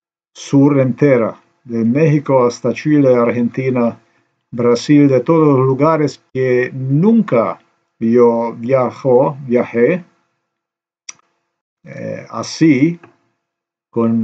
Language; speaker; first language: Spanish; non-native, learner; Slovenian